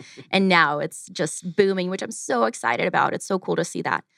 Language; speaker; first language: English; early bilingual, other home language; Ukrainian